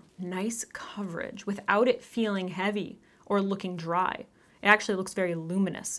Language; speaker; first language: English; native; English